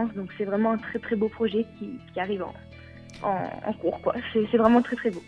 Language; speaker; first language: French; native; French